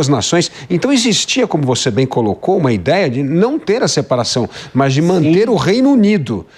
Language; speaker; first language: Portuguese; native; Portuguese